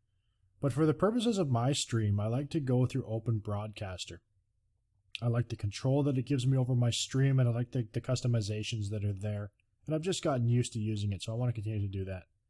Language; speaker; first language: English; native; English